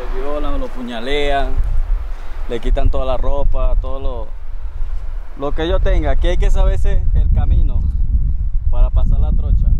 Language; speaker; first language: Spanish; native; Spanish